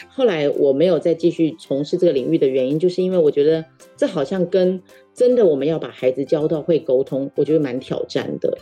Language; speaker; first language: Chinese; non-native, local second language; Min Nan Chinese